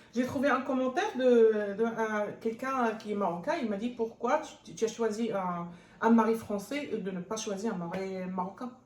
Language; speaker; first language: French; non-native, local second language; Arabic